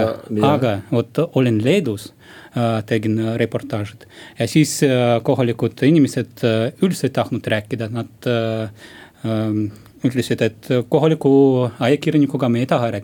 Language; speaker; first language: Estonian; non-native, local second language; Russian